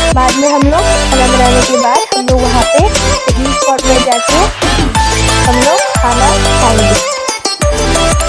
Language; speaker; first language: Hindi; non-native, local second language; Manipuri